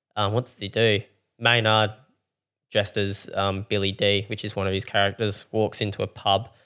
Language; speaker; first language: English; native; English